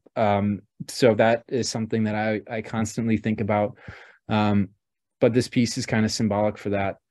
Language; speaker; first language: English; native; English